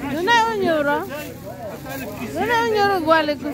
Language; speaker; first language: Italian; non-native, learner; Filipino